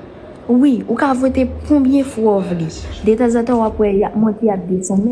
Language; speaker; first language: French; non-native, learner; Haitian Creole